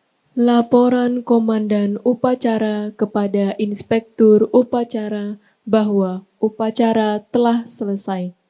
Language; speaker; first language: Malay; non-native, local second language; Balinese